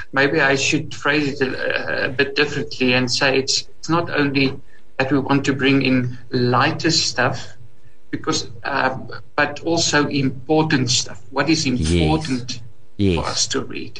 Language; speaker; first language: English; non-native, local second language; Afrikaans